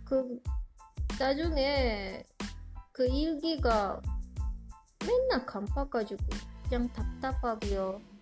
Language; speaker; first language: Korean; non-native, learner; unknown